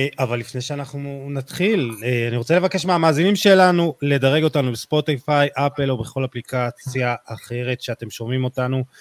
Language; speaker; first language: Hebrew; native; Hebrew